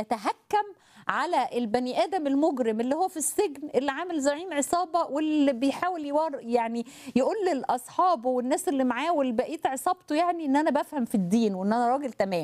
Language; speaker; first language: Arabic; native; Arabic